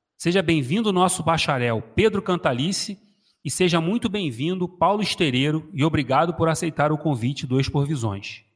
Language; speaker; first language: Portuguese; native; Portuguese